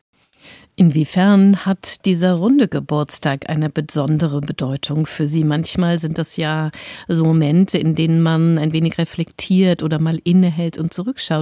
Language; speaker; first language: German; native; German